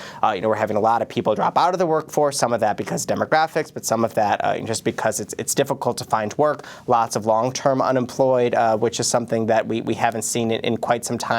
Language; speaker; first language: English; native; English